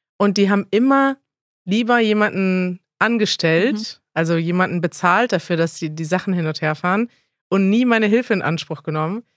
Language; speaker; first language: German; native; German